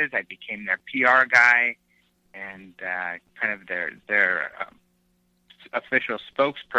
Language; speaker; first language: English; native; English